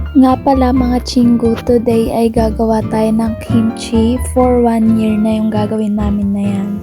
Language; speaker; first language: Filipino; native; Filipino